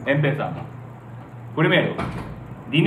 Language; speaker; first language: Spanish; non-native, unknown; Japanese